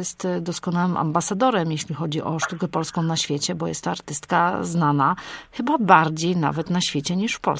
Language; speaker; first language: Polish; native; Polish